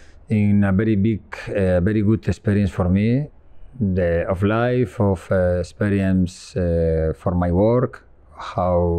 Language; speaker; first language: English; non-native, learner; Spanish